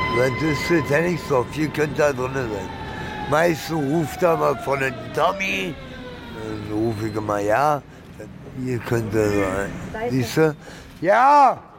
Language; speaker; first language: German; early bilingual, other home language; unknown